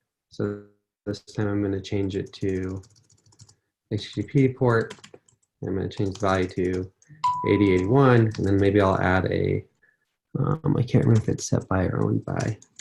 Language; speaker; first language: English; native; English